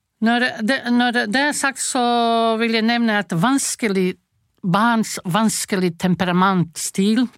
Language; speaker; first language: Norwegian; non-native, fluent; Croatian